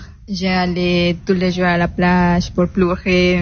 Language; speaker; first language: French; non-native, learner; Spanish